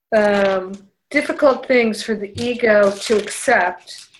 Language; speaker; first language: English; native; English